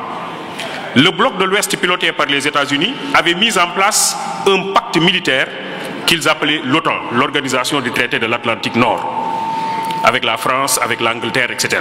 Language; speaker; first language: French; non-native, local second language; Wolof